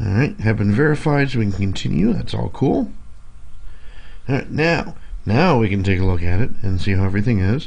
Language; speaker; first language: English; native; English